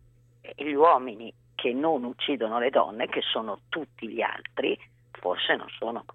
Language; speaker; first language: Italian; native; Italian